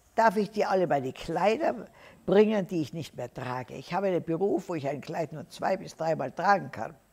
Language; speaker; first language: German; native; German